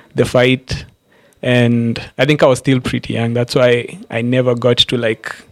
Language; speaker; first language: English; non-native, local second language; Embu